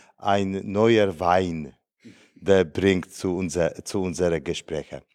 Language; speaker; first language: German; non-native, fluent; Polish